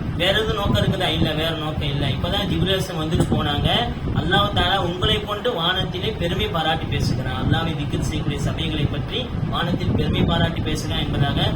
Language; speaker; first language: Tamil; native; Tamil